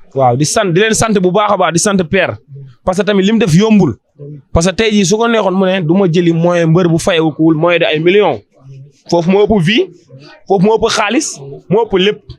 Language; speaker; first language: Wolof; non-native, local second language; Fula